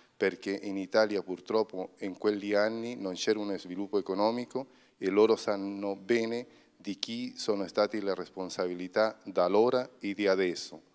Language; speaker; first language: Italian; non-native, fluent; Spanish